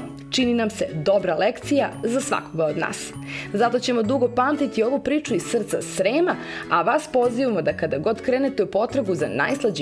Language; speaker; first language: Serbian; native; Serbian